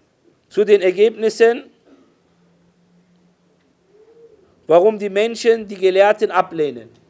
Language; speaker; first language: German; non-native, fluent; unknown